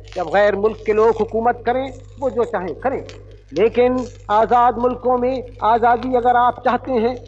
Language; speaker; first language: Hindi; native; Hindi